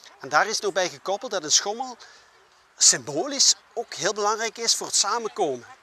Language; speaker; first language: Dutch; native; Dutch